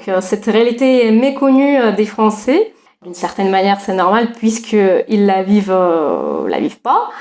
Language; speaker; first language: French; non-native, fluent; Russian